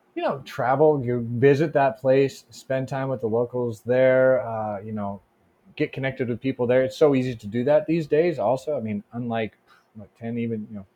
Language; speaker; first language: English; native; English